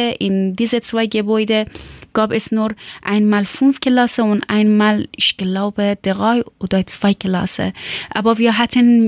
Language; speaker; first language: German; non-native, learner; Persian